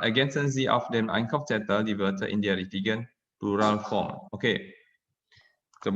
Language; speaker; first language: German; non-native, fluent; Indonesian